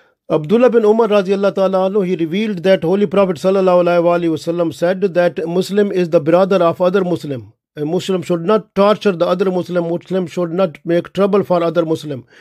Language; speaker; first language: English; non-native, local second language; Urdu